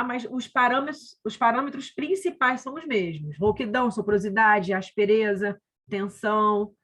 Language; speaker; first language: Portuguese; native; Portuguese